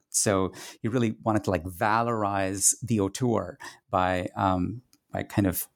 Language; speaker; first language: English; non-native, local second language; Tamil